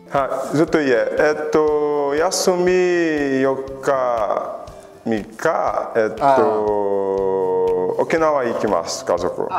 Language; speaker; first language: Japanese; non-native, learner; Portuguese